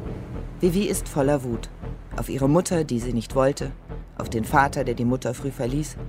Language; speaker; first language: German; native; German